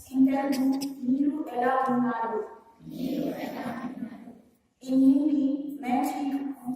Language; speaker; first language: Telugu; non-native, learner; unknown